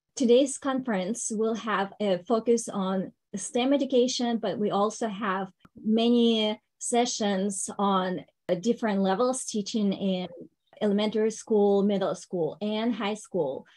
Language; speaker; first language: English; non-native, fluent; Ukrainian